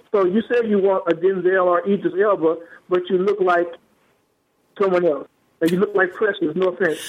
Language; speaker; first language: English; native; English